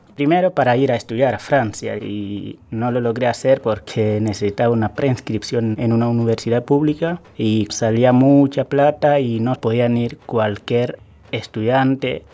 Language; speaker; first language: Spanish; non-native, fluent; Wolof